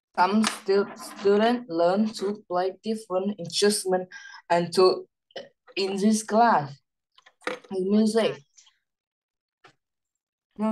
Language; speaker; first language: English; non-native, learner; Vietnamese